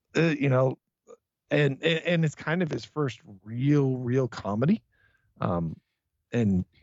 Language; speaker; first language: English; native; English